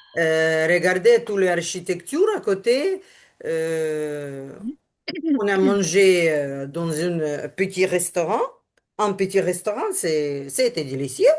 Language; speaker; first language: French; non-native, learner; Ukrainian